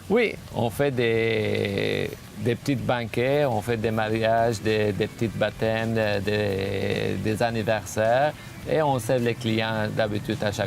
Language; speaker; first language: French; non-native, fluent; Armenian